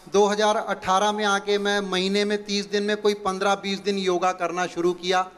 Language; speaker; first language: Hindi; native; Hindi